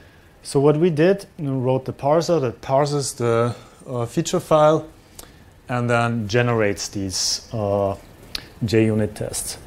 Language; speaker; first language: English; non-native, fluent; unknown